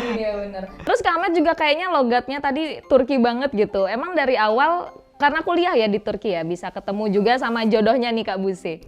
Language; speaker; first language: Indonesian; native; Indonesian